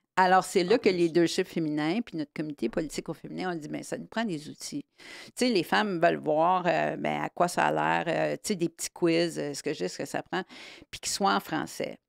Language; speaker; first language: French; native; French